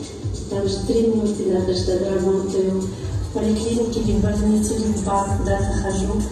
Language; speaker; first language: Russian; non-native, learner; Tajik